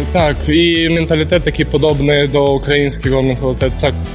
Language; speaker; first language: Polish; non-native, learner; Ukrainian